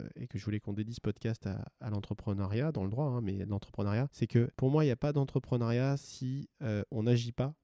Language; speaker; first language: French; native; French